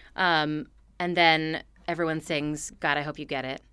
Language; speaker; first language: English; native; English